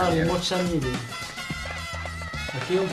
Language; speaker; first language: Spanish; non-native, learner; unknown